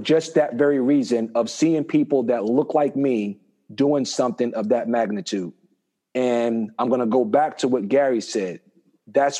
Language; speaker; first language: English; native; English